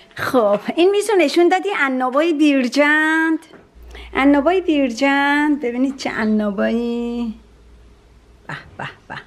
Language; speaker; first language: Persian; native; Persian